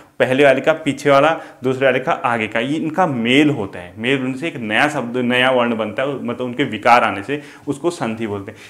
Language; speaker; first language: Hindi; native; Hindi